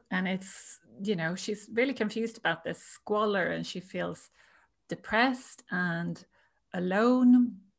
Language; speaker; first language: English; native; English